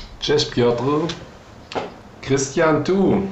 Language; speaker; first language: Polish; non-native, learner; German